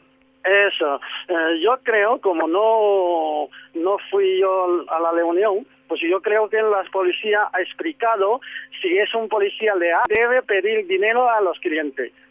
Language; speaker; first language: Spanish; non-native, learner; Chinese